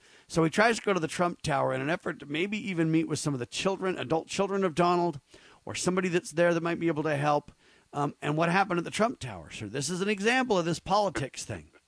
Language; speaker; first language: English; native; English